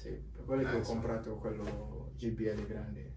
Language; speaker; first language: Italian; non-native, learner; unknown